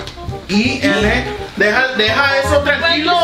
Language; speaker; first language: Spanish; early bilingual, heritage; Spanish